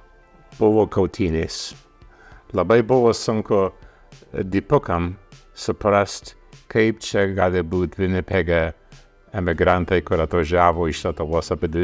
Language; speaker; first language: Lithuanian; early bilingual, heritage; Lithuanian